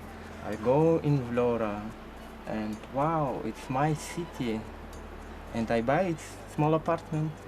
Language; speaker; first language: English; non-native, learner; Russian